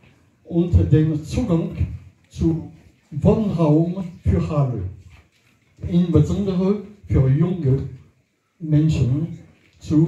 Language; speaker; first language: German; non-native, learner; French